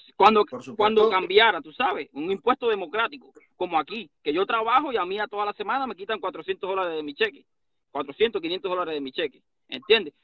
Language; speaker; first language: Spanish; native; Spanish